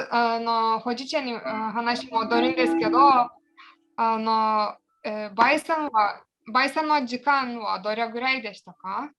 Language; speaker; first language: Japanese; non-native, fluent; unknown